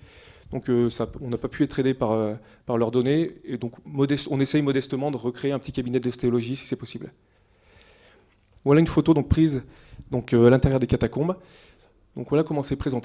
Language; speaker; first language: French; native; French